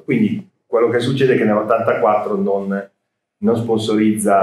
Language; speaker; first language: Italian; native; Italian